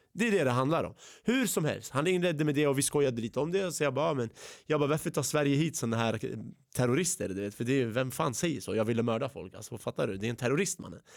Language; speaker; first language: Swedish; early bilingual, other home language; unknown